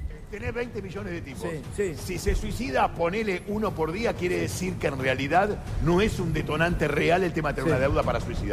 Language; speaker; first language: Spanish; native; Spanish